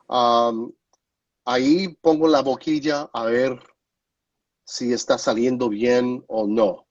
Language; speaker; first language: Spanish; non-native, fluent; English